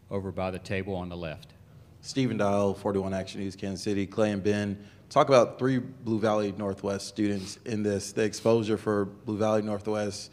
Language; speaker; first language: English; native; English